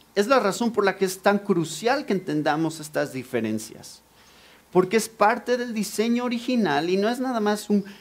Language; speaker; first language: Spanish; native; Spanish